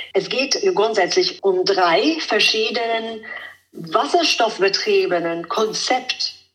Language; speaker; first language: German; non-native, fluent; Italian